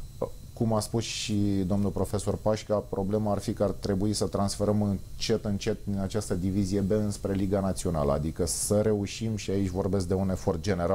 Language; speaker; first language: Romanian; native; Romanian